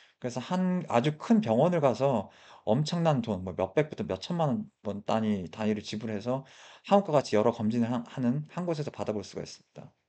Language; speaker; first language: Korean; early bilingual, heritage; Korean